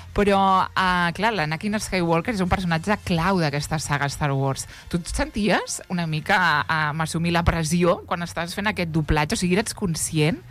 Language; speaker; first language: Catalan; native; Catalan